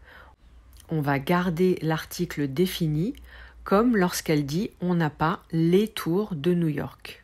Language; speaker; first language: French; native; French